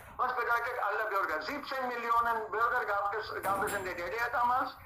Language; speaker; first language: German; non-native, fluent; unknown